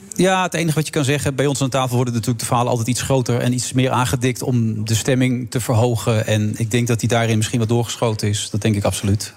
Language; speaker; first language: Dutch; native; Dutch